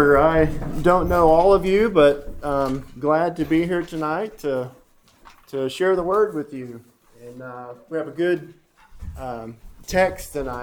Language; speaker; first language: English; native; English